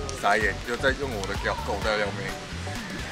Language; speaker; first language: Chinese; native; Chinese